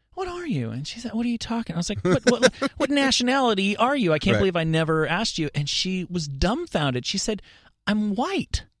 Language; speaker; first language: English; native; English